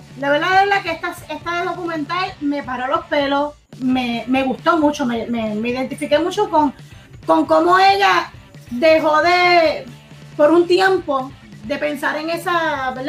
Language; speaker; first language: Spanish; native; Spanish